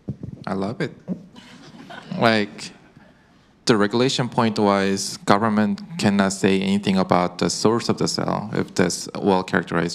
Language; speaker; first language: English; non-native, fluent; Korean